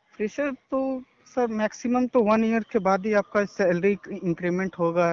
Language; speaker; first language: Hindi; native; Hindi